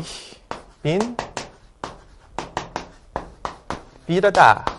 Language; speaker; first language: German; non-native, fluent; Korean